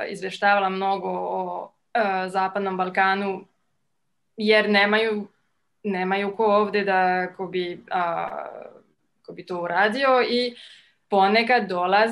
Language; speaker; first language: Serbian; non-native, fluent; French